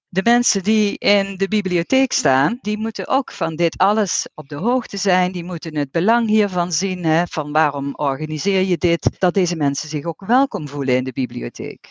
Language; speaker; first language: Dutch; native; Dutch